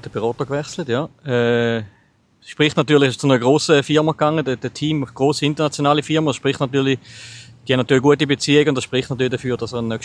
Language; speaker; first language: German; native; German